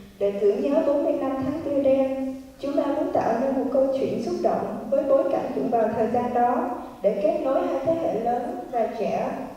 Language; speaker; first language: Vietnamese; early bilingual, heritage; Vietnamese